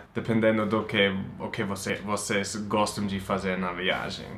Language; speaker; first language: Portuguese; non-native, fluent; English